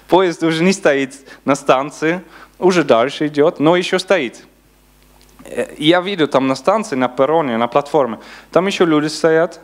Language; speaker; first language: Russian; non-native, learner; Dutch